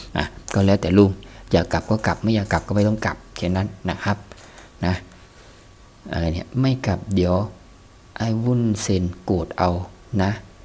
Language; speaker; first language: Thai; native; Thai